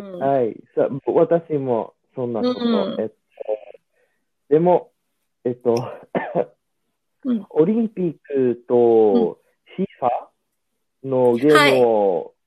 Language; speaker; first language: Japanese; non-native, learner; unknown